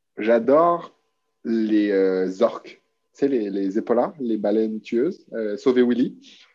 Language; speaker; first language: French; native; French